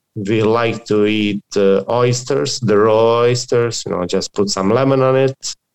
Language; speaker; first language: English; non-native, fluent; Croatian